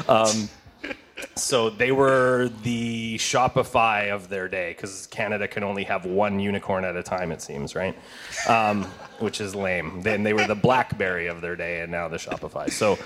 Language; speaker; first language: English; native; English